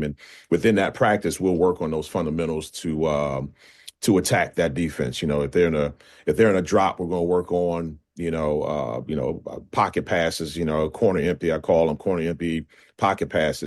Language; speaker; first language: English; native; English